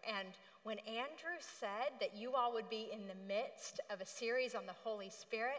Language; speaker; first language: English; native; English